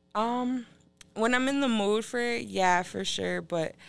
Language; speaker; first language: English; native; English